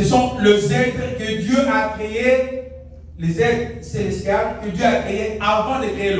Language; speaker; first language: French; non-native, local second language; Lingala